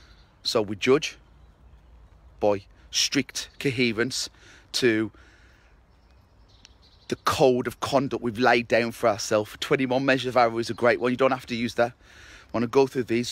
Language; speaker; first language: English; native; English